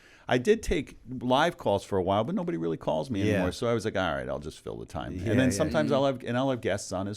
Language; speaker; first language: English; native; English